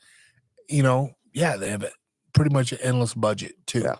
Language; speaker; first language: English; native; English